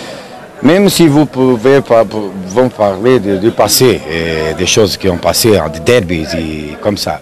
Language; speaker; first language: French; non-native, fluent; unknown